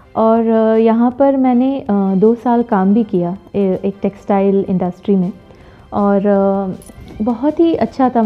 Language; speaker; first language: Hindi; non-native, local second language; Bangla